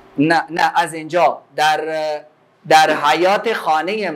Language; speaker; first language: Persian; non-native, fluent; Urdu